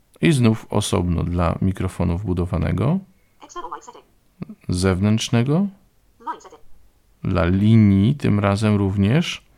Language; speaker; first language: Polish; native; Polish